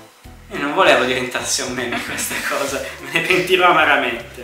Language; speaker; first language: Italian; native; Italian